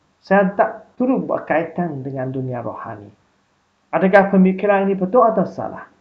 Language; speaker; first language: Malay; non-native, local second language; Chinese